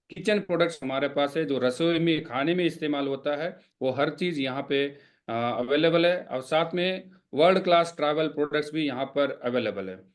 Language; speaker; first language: Hindi; non-native, local second language; Kannada